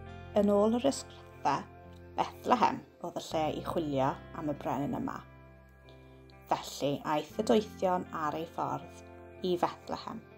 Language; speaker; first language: Welsh; native; Welsh